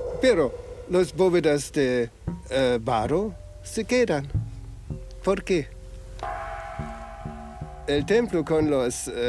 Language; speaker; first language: Spanish; non-native, fluent; German